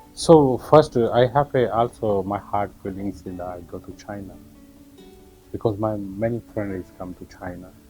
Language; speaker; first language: English; non-native, learner; Urdu